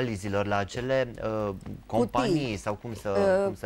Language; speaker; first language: Romanian; native; Romanian